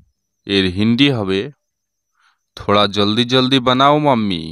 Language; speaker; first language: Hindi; non-native, learner; Bangla